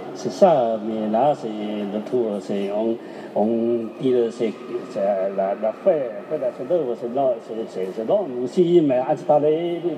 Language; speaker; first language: French; non-native, learner; Chinese